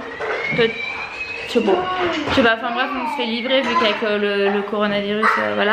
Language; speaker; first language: French; native; French